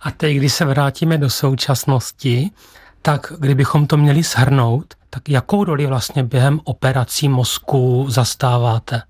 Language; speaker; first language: Czech; native; Czech